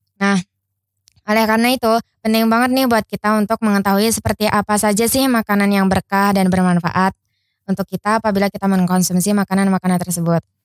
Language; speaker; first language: Indonesian; native; Indonesian